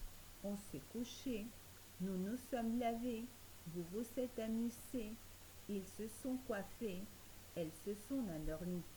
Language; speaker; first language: French; non-native, fluent; Spanish